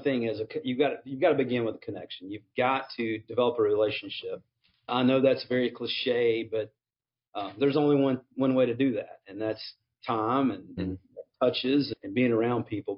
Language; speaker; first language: English; native; English